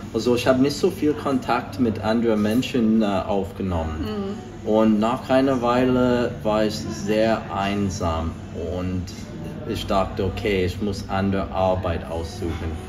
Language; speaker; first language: German; non-native, fluent; English